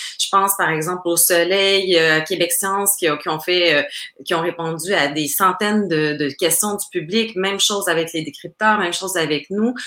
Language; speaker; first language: French; native; French